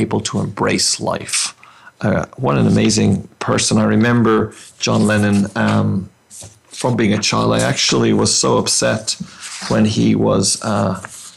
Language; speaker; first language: English; native; English